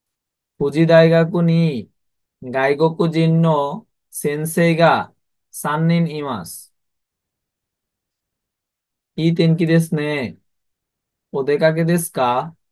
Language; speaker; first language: Japanese; non-native, fluent; Bangla